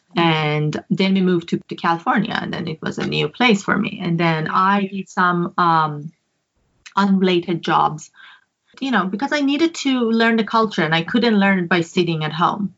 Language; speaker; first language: English; non-native, fluent; Persian